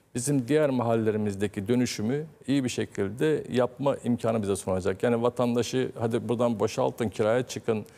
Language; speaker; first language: Turkish; native; Turkish